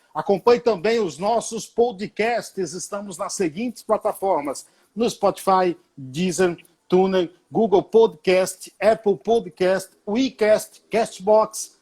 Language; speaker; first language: Portuguese; native; Portuguese